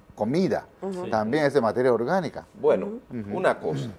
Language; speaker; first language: Spanish; non-native, learner; Japanese